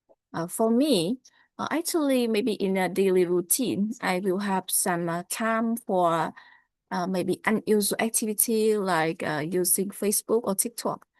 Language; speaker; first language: English; non-native, learner; Vietnamese